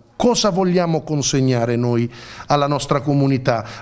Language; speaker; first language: Italian; native; Italian